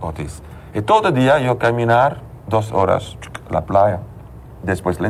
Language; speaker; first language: Spanish; non-native, learner; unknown